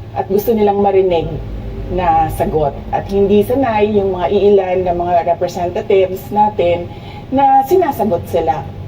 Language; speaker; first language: Filipino; non-native, local second language; Cebuano